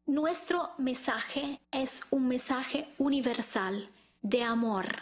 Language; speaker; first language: Spanish; non-native, learner; Italian